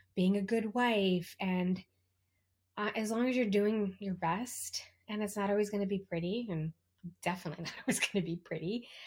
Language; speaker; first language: English; native; English